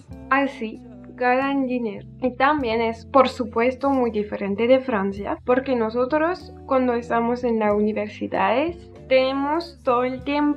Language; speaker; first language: Spanish; non-native, learner; French